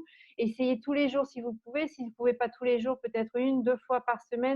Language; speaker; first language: French; native; French